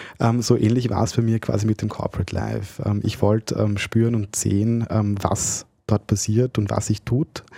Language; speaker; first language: German; early bilingual, other home language; Bosnian